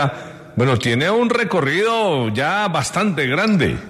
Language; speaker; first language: Spanish; native; Spanish